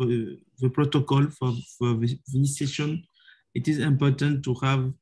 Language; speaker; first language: English; non-native, learner; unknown